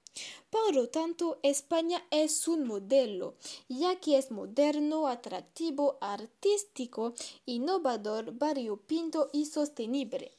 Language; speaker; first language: Spanish; non-native, learner; French